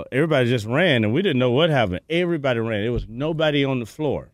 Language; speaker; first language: English; native; English